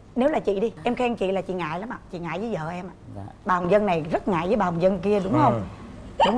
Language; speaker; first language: Vietnamese; native; Vietnamese